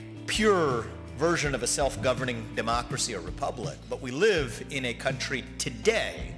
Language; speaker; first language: English; native; English